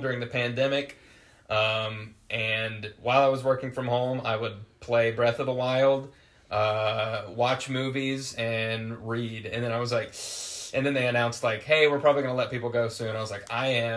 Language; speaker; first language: English; native; English